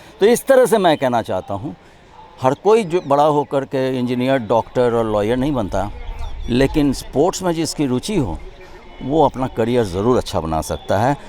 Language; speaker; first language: Hindi; native; Hindi